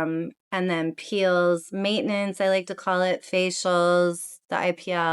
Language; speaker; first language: English; native; English